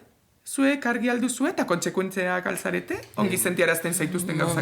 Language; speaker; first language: Basque; native; Basque